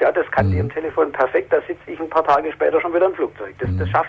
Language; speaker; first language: German; native; German